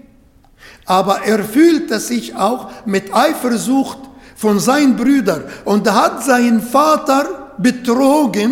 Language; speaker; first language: German; non-native, fluent; Arabic